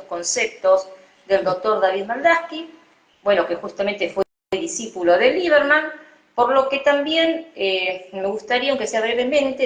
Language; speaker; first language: Spanish; native; Spanish